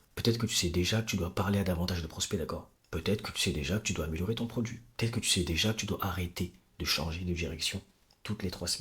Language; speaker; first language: French; native; French